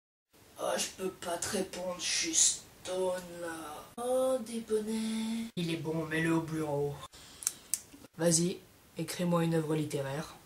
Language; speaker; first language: French; native; French